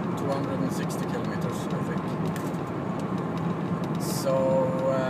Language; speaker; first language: English; non-native, fluent; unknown